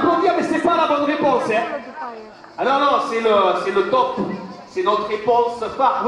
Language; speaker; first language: French; native; French